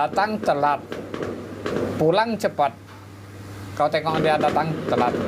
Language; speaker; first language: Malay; non-native, local second language; Hakka Chinese